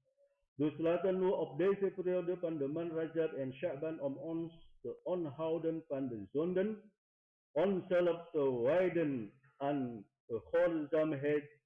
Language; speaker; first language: Dutch; non-native, fluent; Indonesian